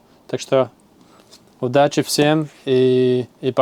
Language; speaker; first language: Russian; non-native, local second language; Latvian